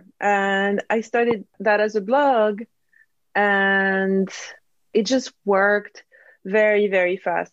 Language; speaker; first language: English; non-native, fluent; French